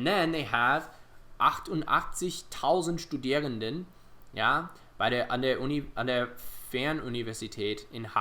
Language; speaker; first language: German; non-native, fluent; English